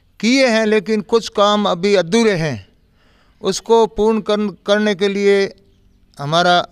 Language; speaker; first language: Hindi; native; Hindi